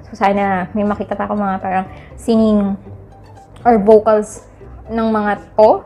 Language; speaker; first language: Filipino; native; Filipino